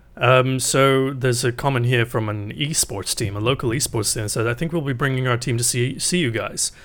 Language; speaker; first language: English; native; English